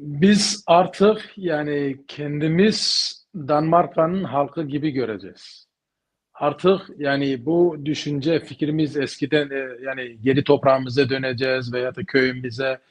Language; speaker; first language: Turkish; early bilingual, heritage; Kurdish